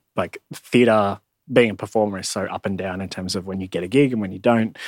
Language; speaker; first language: English; native; English